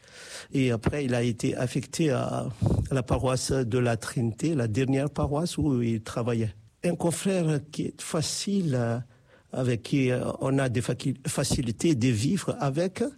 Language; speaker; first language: French; non-native, fluent; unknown